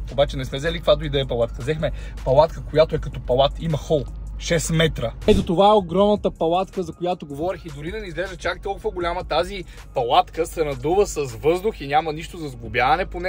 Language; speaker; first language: Bulgarian; native; Bulgarian